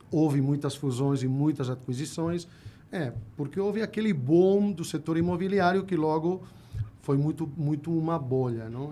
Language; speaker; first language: Portuguese; non-native, fluent; Spanish